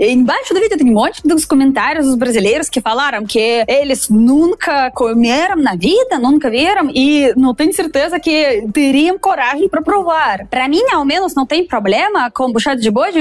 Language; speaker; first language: Portuguese; non-native, fluent; Russian